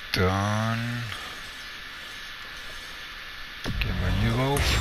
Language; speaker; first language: German; native; German